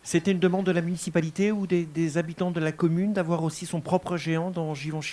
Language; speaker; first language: French; native; French